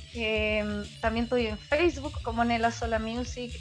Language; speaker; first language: Spanish; native; Spanish